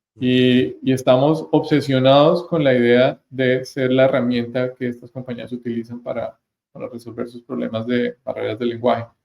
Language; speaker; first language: Spanish; native; Spanish